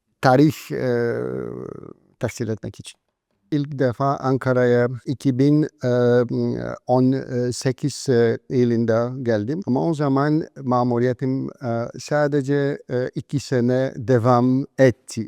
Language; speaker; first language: Turkish; non-native, fluent; Polish